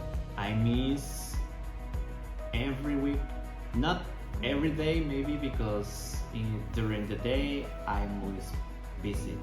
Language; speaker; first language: English; non-native, learner; Spanish